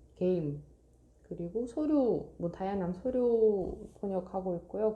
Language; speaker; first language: Korean; non-native, fluent; Russian